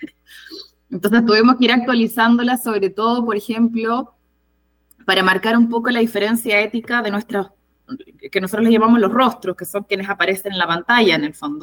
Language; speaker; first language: Spanish; native; Spanish